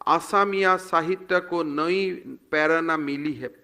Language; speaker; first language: Hindi; non-native, local second language; Assamese